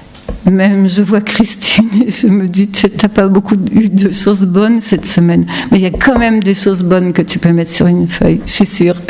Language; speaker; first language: French; native; French